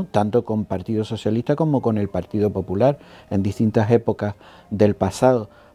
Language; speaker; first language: Spanish; native; Spanish